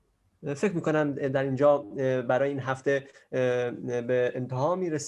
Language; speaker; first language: Persian; native; Persian